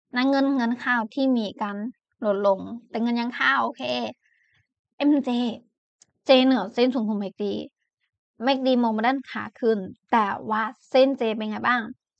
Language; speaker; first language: Thai; non-native, fluent; Chinese